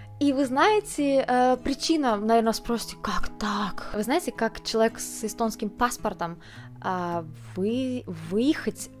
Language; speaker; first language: Russian; early bilingual, heritage; Russian